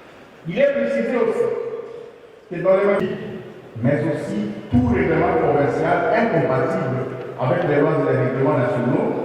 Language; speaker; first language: French; native; French